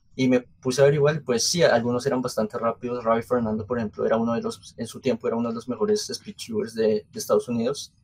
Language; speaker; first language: Spanish; native; Spanish